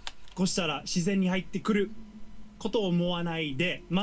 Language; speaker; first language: Japanese; non-native, fluent; English